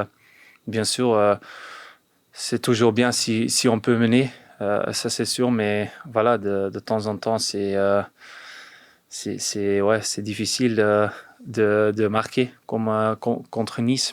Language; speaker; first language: French; non-native, fluent; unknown